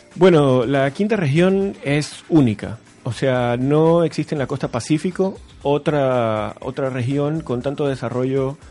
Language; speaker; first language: Spanish; native; Spanish